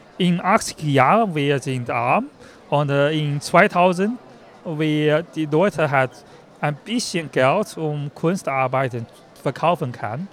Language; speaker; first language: German; non-native, learner; Chinese